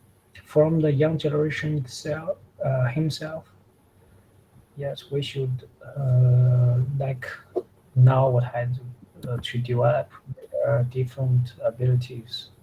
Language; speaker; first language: English; non-native, learner; Chinese